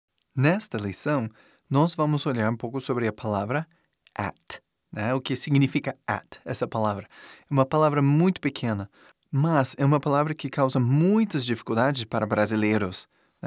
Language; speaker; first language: Portuguese; non-native, fluent; English